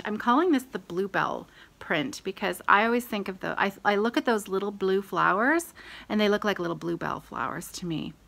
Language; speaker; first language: English; native; English